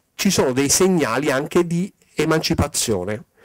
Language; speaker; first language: Italian; native; Italian